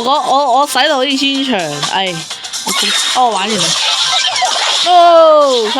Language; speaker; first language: Chinese; early bilingual, heritage; Cantonese